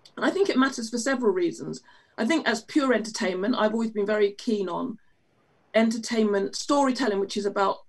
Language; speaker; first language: English; native; English